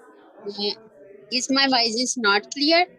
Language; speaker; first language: English; non-native, learner; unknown